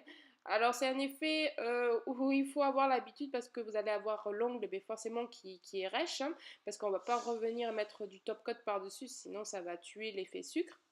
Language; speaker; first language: French; native; French